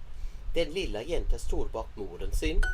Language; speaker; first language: Norwegian; non-native, learner; English